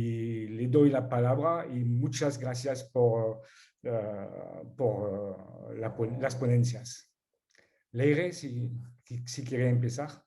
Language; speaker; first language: Spanish; non-native, fluent; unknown